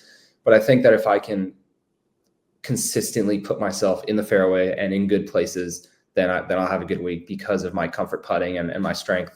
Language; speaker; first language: English; native; English